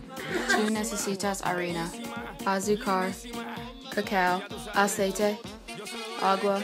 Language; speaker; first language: Spanish; non-native, learner; English